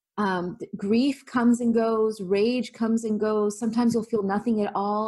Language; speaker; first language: English; native; English